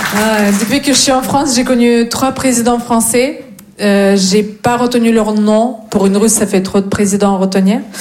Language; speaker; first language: French; non-native, fluent; Russian